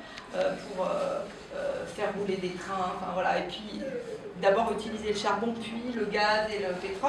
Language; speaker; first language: French; native; French